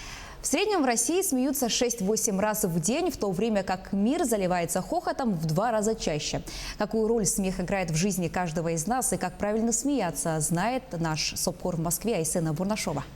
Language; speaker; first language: Russian; native; Russian